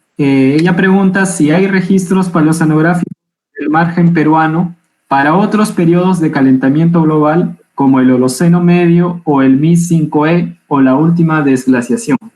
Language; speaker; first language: Spanish; native; Spanish